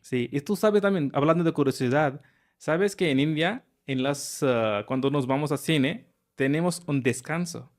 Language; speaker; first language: Spanish; non-native, fluent; Hindi